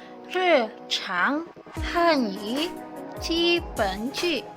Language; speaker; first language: Chinese; non-native, fluent; Indonesian